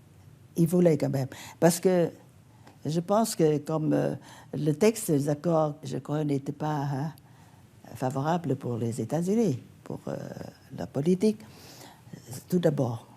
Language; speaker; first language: French; non-native, fluent; Vietnamese